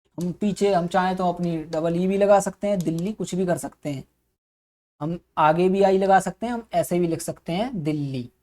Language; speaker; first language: Hindi; native; Hindi